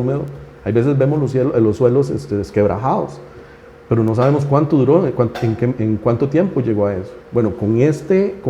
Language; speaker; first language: Spanish; native; Spanish